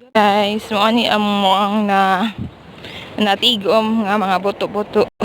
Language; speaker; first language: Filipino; non-native, local second language; Cebuano